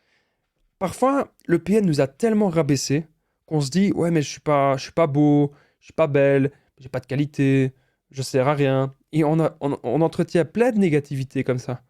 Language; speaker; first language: French; native; French